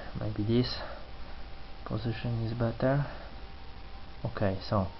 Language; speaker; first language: English; non-native, learner; Polish